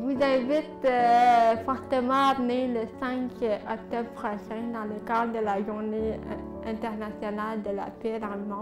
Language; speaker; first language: French; native; French